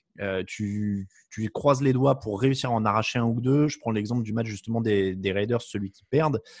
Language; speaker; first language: French; native; French